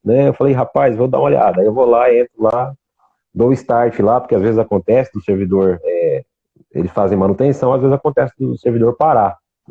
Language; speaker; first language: Portuguese; native; Portuguese